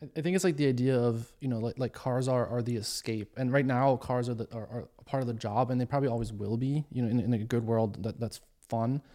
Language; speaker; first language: English; early bilingual, other home language; German